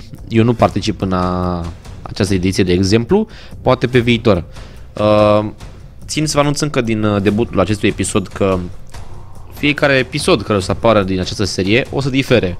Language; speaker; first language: Romanian; native; Romanian